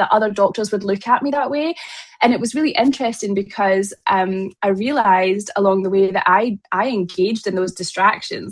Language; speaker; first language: English; native; English